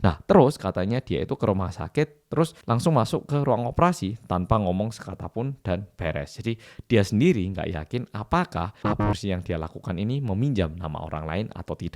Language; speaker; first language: Indonesian; early bilingual, other home language; Korean